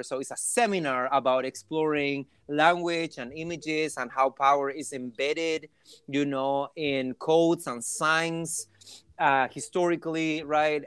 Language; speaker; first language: English; non-native, fluent; Spanish